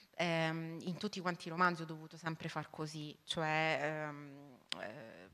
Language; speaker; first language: Italian; native; Italian